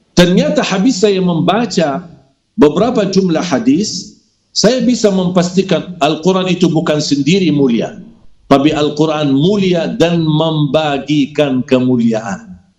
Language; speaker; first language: Malay; non-native, fluent; Arabic